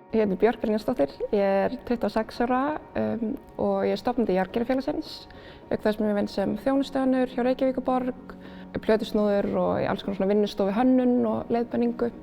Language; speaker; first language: Icelandic; native; Icelandic